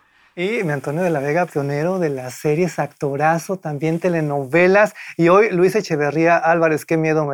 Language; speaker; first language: Spanish; native; Spanish